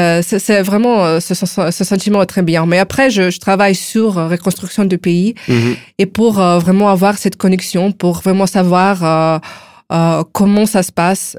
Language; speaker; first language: French; non-native, fluent; Ukrainian